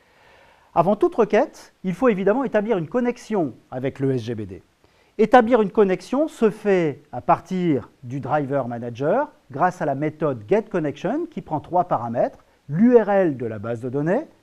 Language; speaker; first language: French; native; French